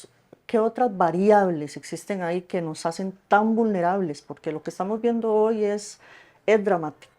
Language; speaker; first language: Spanish; native; Spanish